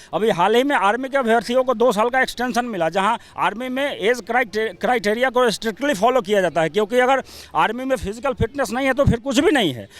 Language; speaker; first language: Hindi; native; Hindi